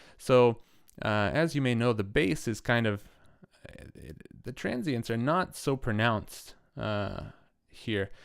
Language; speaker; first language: English; native; English